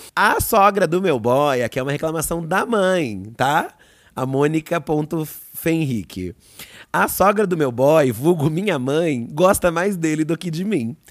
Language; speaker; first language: Portuguese; native; Portuguese